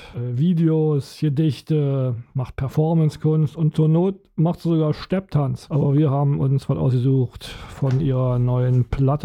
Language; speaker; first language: German; native; German